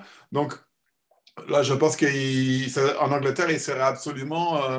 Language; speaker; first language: French; non-native, fluent; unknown